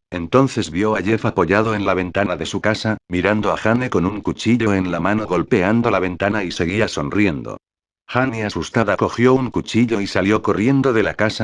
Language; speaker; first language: Spanish; native; Spanish